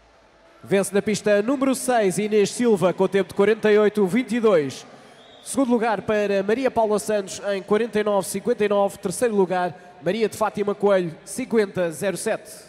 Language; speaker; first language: Portuguese; native; Portuguese